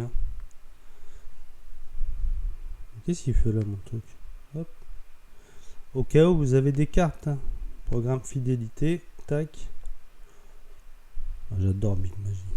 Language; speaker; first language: French; native; French